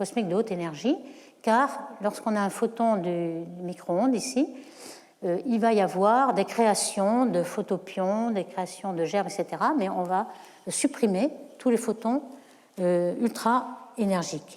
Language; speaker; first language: French; native; French